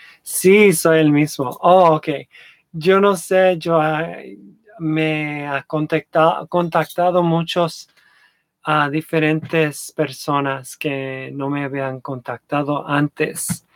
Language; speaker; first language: Spanish; early bilingual, heritage; English